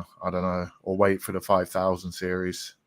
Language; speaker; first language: English; native; English